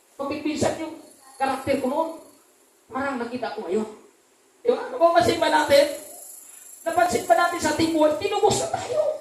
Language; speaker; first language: Filipino; non-native, local second language; Cebuano